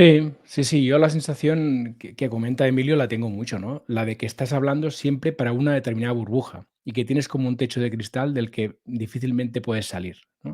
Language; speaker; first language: Spanish; native; Spanish